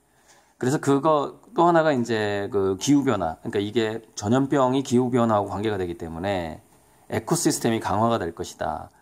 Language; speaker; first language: Korean; native; Korean